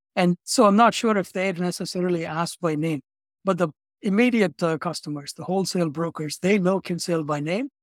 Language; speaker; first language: English; non-native, local second language; Tamil